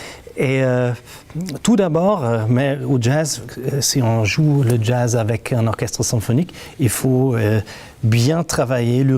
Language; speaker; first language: French; non-native, fluent; German